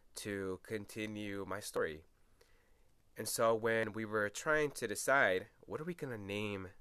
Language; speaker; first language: English; early bilingual, other home language; Spanish